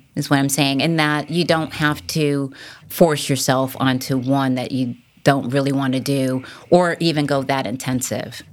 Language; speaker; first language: English; native; English